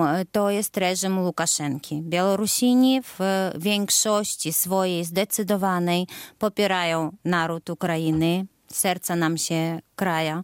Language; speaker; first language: Polish; non-native, fluent; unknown